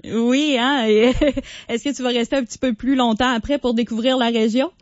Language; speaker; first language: French; native; French